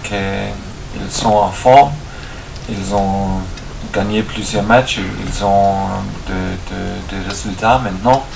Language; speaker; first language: French; non-native, fluent; German